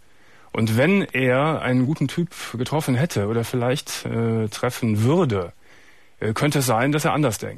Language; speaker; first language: German; native; German